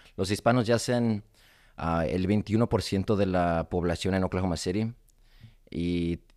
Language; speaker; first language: Spanish; early bilingual, heritage; Spanish